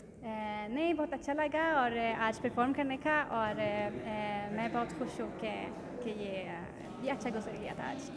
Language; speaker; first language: Hindi; non-native, learner; Swedish